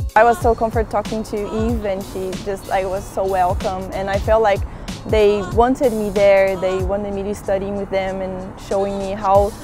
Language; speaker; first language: English; non-native, fluent; Portuguese